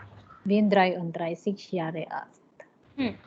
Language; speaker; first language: German; non-native, learner; Filipino